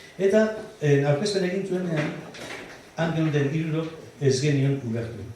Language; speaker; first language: Basque; native; Basque